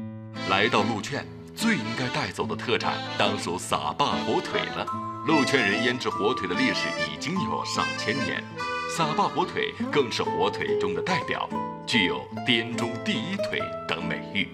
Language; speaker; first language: Chinese; native; Chinese